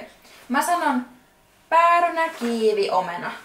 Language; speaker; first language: Finnish; native; Finnish